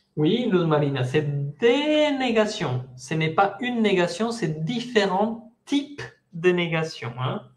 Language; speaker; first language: French; non-native, fluent; Spanish